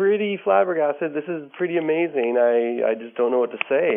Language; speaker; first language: English; native; English